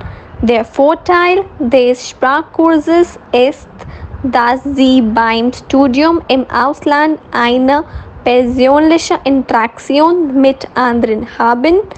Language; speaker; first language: German; non-native, learner; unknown